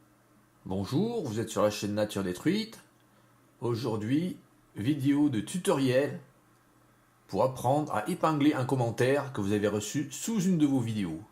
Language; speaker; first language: French; native; French